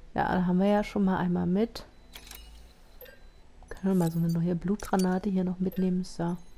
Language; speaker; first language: German; native; German